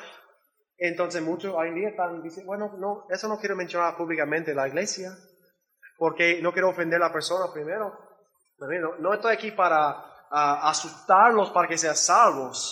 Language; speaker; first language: Spanish; non-native, learner; English